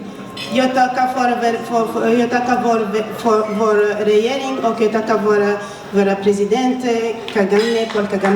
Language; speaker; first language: Swedish; non-native, fluent; Kinyarwanda